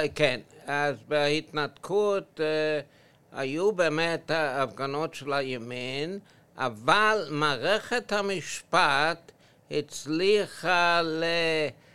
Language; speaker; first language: Hebrew; non-native, fluent; English